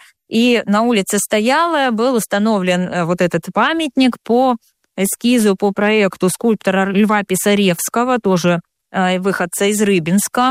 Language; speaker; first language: Russian; native; Russian